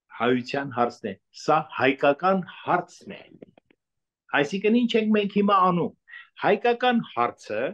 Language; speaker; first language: Armenian; native; Armenian